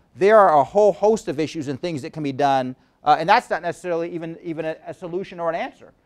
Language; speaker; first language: English; native; English